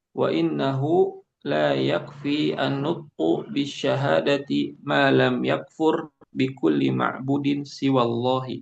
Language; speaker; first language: Arabic; non-native, learner; Indonesian